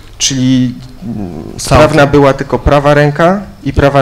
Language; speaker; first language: Polish; native; Polish